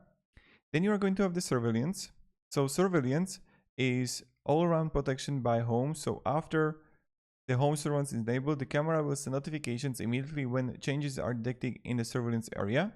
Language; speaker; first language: English; non-native, fluent; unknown